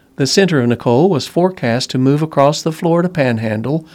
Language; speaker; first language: English; native; English